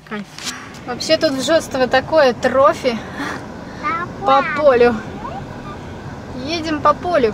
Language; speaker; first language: Russian; native; Russian